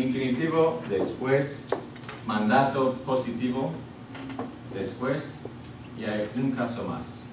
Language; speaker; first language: Spanish; non-native, fluent; English